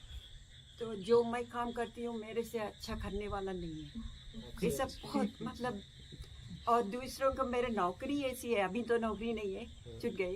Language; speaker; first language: Hindi; non-native, local second language; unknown